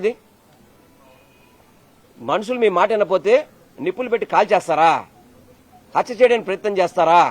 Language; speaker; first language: Telugu; native; Telugu